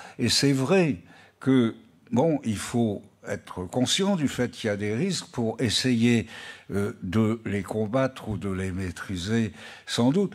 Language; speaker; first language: French; native; French